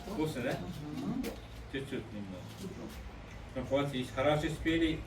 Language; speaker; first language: Russian; non-native, learner; Sinhala